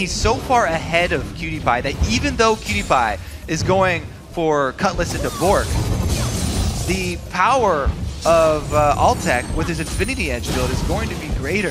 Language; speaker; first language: English; native; English